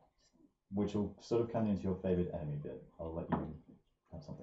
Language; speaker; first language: English; native; English